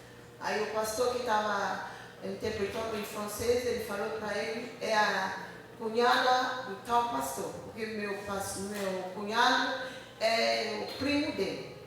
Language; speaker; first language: Portuguese; non-native, learner; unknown